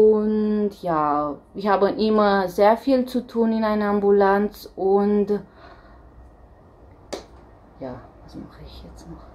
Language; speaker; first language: German; non-native, fluent; Romanian